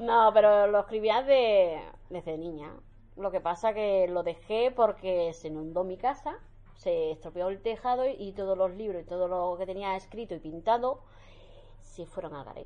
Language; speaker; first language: Spanish; native; Spanish